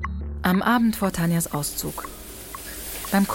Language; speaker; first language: German; native; German